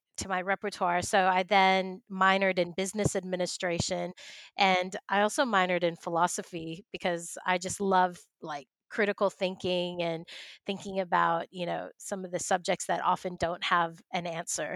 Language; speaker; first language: English; native; English